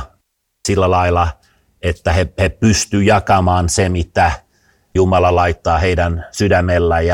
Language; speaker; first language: Finnish; non-native, fluent; Swedish